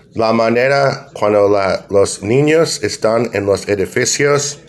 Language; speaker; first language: Spanish; non-native, learner; English